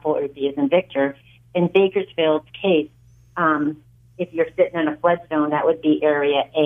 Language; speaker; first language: English; native; English